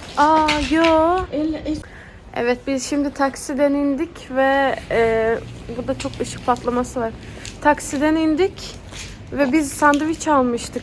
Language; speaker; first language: Turkish; early bilingual, heritage; Turkish